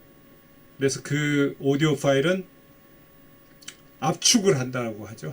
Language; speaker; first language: Korean; native; Korean